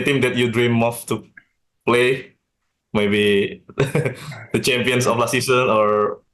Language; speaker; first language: English; non-native, learner; Indonesian